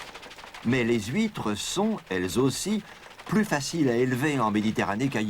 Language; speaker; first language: French; native; French